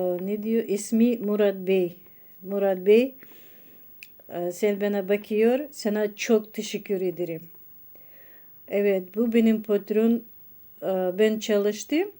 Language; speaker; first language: Turkish; non-native, learner; Russian